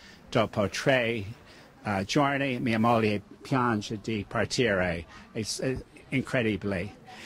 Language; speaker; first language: Italian; early bilingual, heritage; English